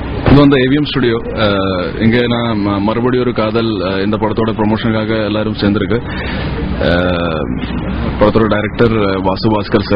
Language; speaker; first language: Tamil; non-native, fluent; Malayalam